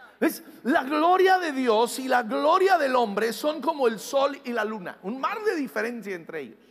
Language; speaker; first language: Spanish; non-native, fluent; English